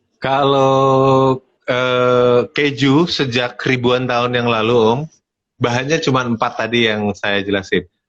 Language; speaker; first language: Indonesian; native; Indonesian